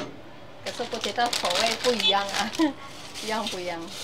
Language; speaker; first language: Chinese; non-native, learner; Indonesian